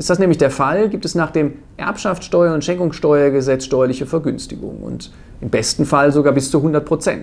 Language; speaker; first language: German; native; German